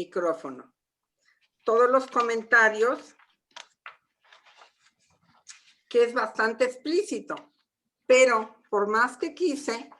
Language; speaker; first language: Spanish; native; Spanish